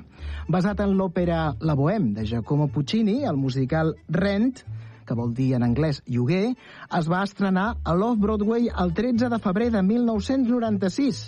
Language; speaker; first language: Catalan; native; Catalan